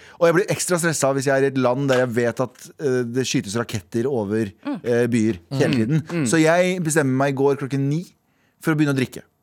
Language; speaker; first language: Norwegian; native; Norwegian